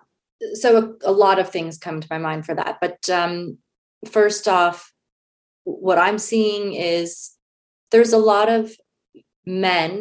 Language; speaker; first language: English; native; English